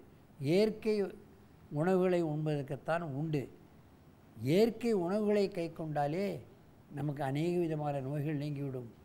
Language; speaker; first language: Tamil; native; Tamil